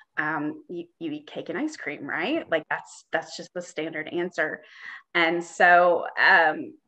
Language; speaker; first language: English; native; English